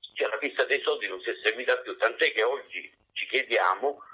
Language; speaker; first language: Italian; native; Italian